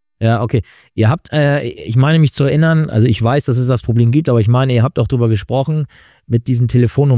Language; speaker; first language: German; native; German